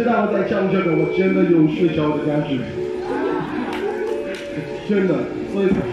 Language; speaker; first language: Chinese; non-native, learner; English